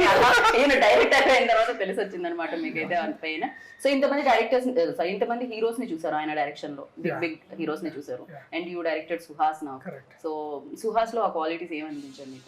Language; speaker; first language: Telugu; native; Telugu